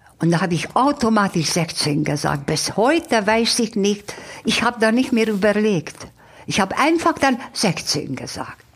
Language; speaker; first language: German; non-native, fluent; Hungarian